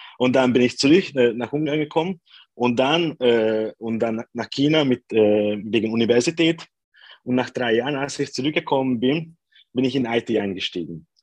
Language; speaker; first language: German; non-native, fluent; Hungarian